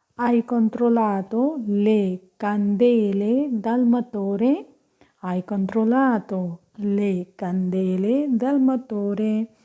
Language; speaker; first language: Italian; non-native, fluent; Punjabi